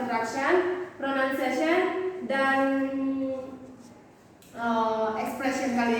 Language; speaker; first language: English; non-native, fluent; Indonesian